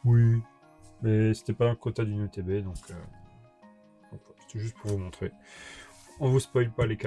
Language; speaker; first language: French; native; French